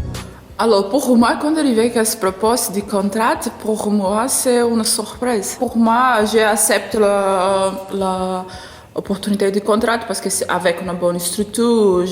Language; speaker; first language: French; non-native, learner; Portuguese